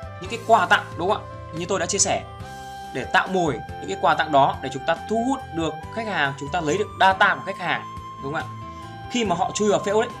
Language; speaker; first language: Vietnamese; native; Vietnamese